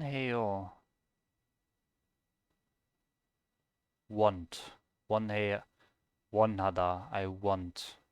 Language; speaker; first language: Korean; non-native, learner; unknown